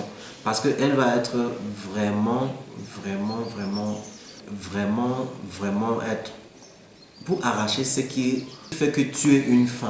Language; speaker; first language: French; non-native, local second language; English